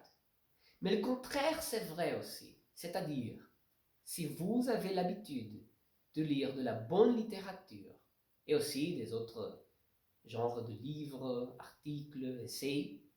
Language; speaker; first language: French; non-native, fluent; Portuguese